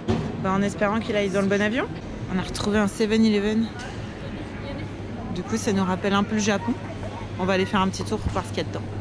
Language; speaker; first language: French; native; French